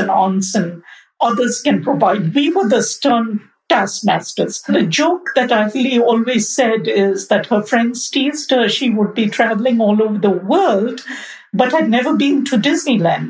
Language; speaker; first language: English; non-native, local second language; Bangla